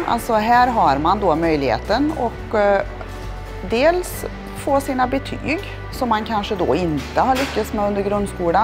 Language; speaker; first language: Swedish; native; Swedish